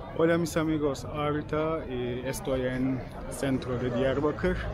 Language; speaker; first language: Spanish; non-native, learner; Turkish